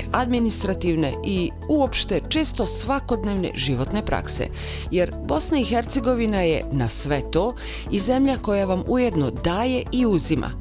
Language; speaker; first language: Bosnian; native; Bosnian